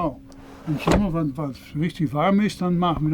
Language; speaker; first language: German; non-native, learner; Dutch